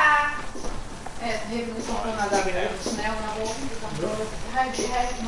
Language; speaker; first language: Dutch; non-native, learner; Portuguese